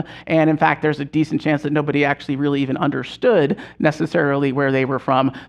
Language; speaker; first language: English; native; English